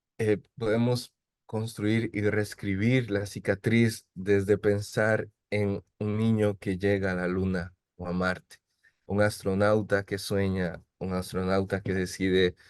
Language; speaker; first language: Spanish; native; Spanish